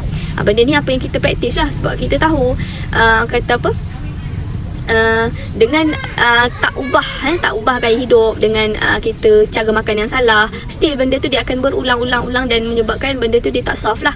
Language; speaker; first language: Malay; native; Malay